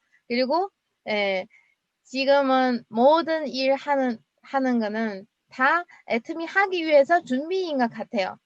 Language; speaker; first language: Korean; non-native, fluent; Chinese